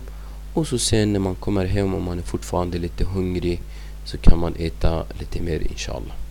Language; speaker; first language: Swedish; non-native, fluent; Arabic